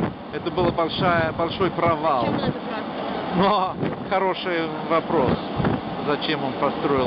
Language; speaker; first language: Russian; non-native, fluent; English